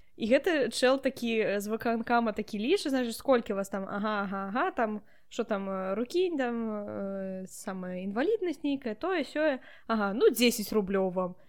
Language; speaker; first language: Belarusian; non-native, local second language; Russian